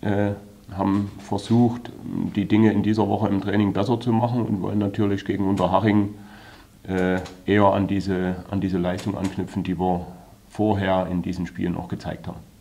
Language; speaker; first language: German; native; German